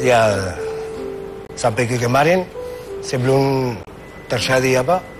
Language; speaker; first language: Indonesian; non-native, fluent; Spanish